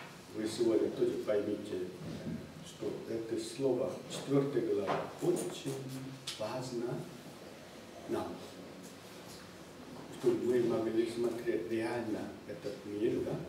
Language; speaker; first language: Russian; non-native, fluent; Korean